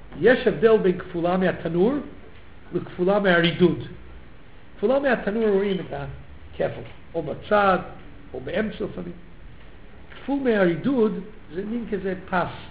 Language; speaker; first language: Hebrew; early bilingual, heritage; Hebrew